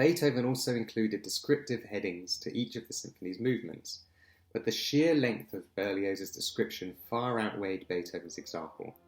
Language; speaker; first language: English; native; English